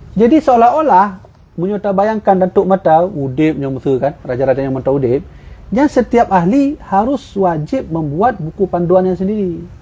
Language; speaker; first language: Malay; non-native, local second language; Achinese